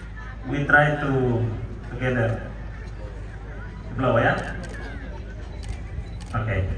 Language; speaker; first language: English; non-native, learner; Indonesian